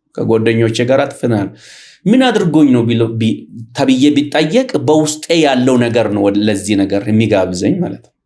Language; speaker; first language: Amharic; non-native, local second language; Oromo